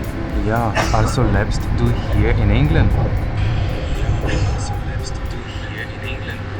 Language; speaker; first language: German; non-native, learner; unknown